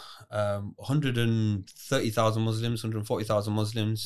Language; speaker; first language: English; native; English